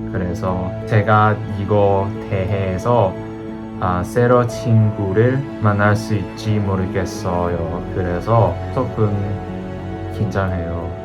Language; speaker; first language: Korean; non-native, learner; Cantonese